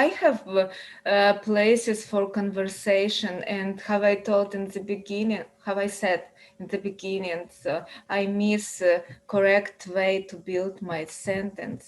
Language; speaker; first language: English; non-native, learner; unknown